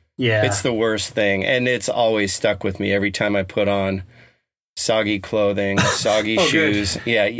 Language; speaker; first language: English; native; English